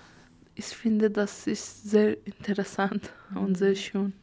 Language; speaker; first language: German; non-native, learner; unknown